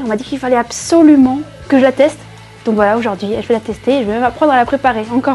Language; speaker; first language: French; native; French